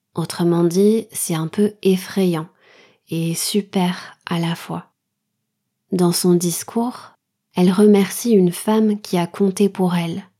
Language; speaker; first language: French; native; French